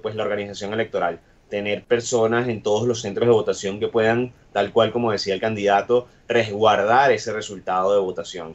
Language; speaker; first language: Spanish; native; Spanish